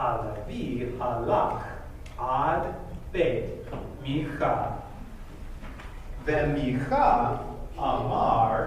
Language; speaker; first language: Hebrew; non-native, fluent; English